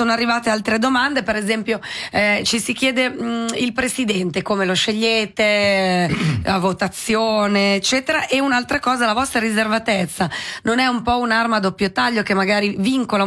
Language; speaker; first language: Italian; native; Italian